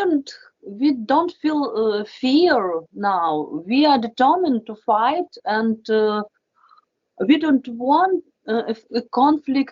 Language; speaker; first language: English; non-native, fluent; Russian